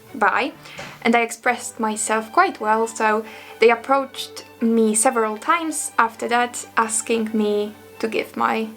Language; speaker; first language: English; non-native, fluent; Polish